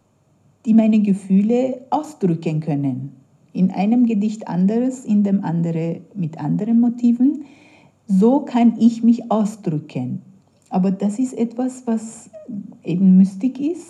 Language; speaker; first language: German; non-native, fluent; Persian